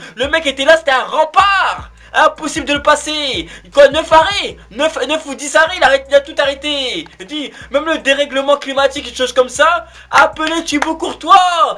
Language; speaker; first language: French; native; French